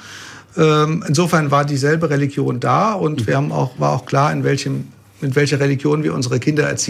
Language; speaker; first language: German; native; German